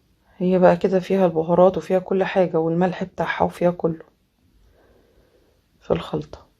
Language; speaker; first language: Arabic; native; Arabic